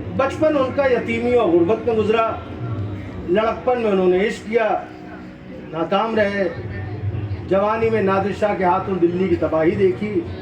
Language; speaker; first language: Urdu; native; Urdu